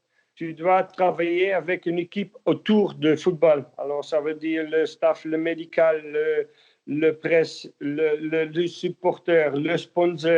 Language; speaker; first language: French; non-native, learner; Dutch